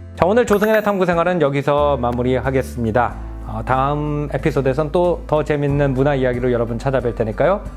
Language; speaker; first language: Korean; native; Korean